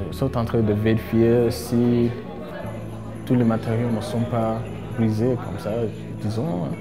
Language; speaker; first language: French; non-native, local second language; Kinyarwanda